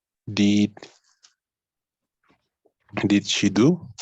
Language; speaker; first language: English; non-native, learner; Spanish